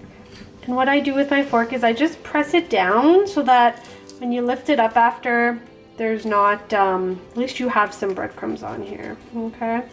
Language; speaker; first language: English; native; English